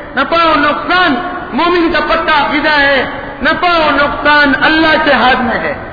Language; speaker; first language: Urdu; non-native, local second language; Konkani